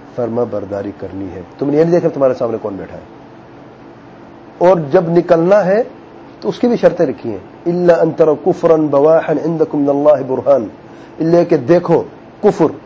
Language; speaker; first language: Urdu; native; Urdu